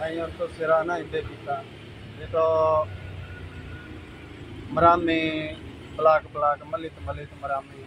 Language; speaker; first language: Filipino; non-native, learner; Punjabi